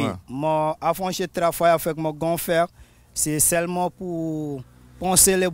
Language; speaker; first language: French; non-native, local second language; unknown